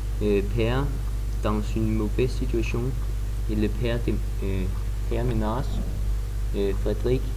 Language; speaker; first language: French; non-native, learner; German